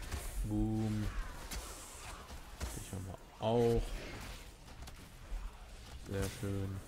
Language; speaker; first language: German; native; German